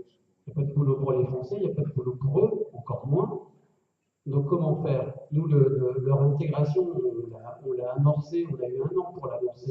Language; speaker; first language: French; native; French